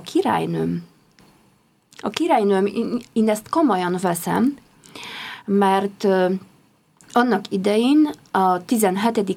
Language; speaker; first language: Hungarian; non-native, fluent; Polish